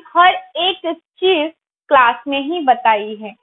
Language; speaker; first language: Hindi; non-native, local second language; Marathi